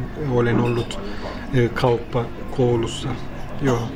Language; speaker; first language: Finnish; non-native, fluent; Turkish